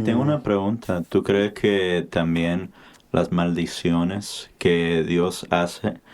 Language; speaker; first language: Spanish; non-native, fluent; English